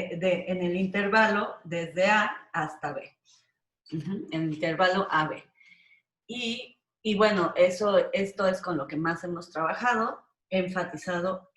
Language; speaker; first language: Spanish; native; Spanish